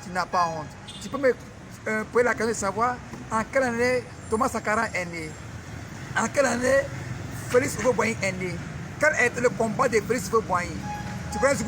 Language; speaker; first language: French; native; French